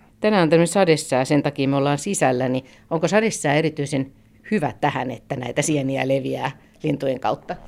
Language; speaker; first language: Finnish; native; Finnish